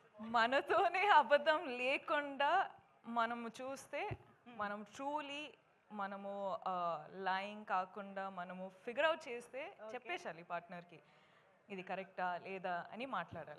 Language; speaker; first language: Telugu; non-native, local second language; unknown